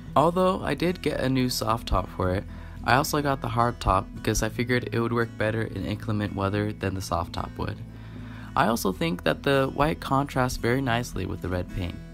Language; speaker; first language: English; native; English